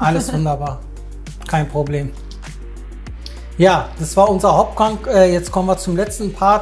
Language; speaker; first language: German; native; German